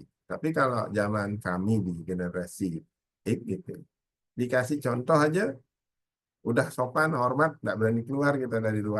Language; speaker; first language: Indonesian; native; Indonesian